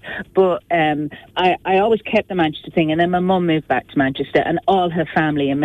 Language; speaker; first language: English; native; English